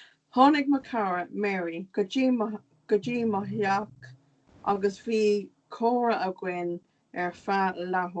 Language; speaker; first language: Irish; non-native, local second language; English